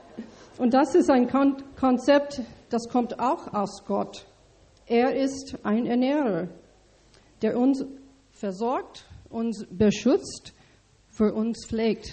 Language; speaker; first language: German; non-native, learner; English